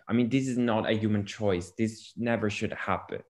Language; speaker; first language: English; non-native, fluent; Italian